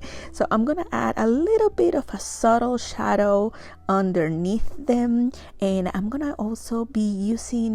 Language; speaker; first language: English; non-native, fluent; Spanish